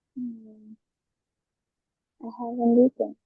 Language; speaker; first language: English; non-native, learner; Vietnamese